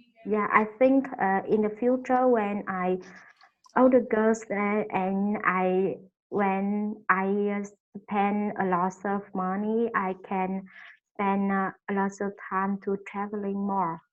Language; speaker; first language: English; non-native, learner; Vietnamese